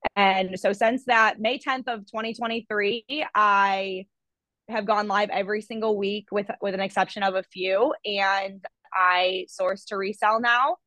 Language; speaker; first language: English; native; English